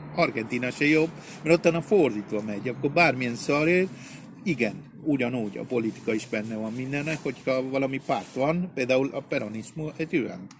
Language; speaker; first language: Hungarian; early bilingual, heritage; Spanish